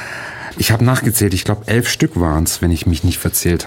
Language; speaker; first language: German; native; German